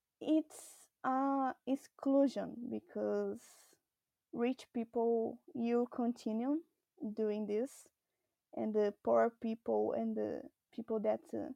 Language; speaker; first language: English; non-native, learner; Portuguese